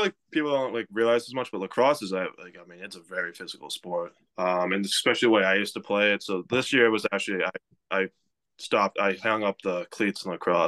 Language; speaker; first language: English; native; English